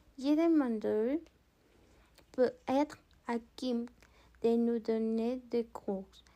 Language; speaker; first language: French; non-native, learner; Spanish